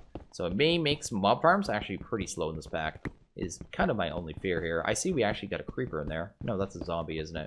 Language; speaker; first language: English; native; English